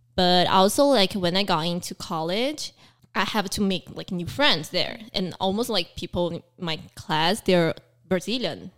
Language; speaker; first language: English; early bilingual, other home language; Portuguese